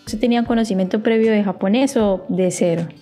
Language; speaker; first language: Spanish; native; Spanish